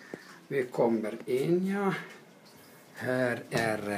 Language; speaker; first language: Swedish; non-native, fluent; Arabic